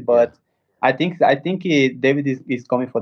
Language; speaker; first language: English; non-native, learner; Portuguese